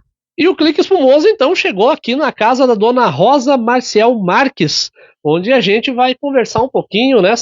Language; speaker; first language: Portuguese; native; Portuguese